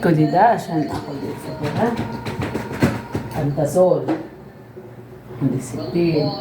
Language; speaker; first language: Arabic; non-native, learner; Filipino